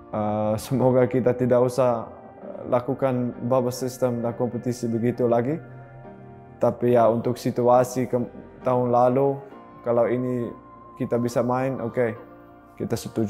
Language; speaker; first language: Indonesian; non-native, learner; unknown